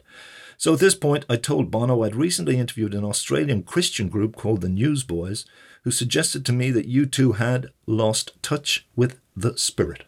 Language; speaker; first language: English; native; English